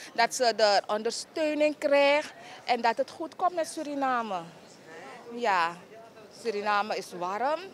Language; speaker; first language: Dutch; native; Dutch